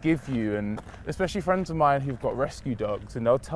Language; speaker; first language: English; native; English